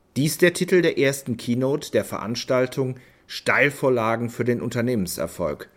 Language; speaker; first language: German; native; German